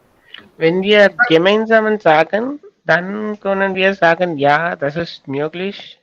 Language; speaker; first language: German; non-native, learner; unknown